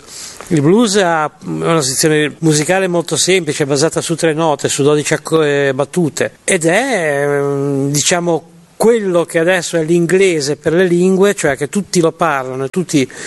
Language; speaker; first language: Italian; native; Italian